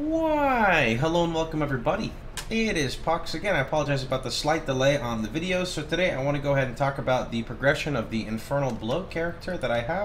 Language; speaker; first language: English; native; English